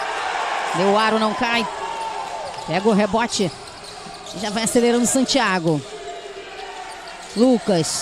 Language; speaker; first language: Portuguese; native; Portuguese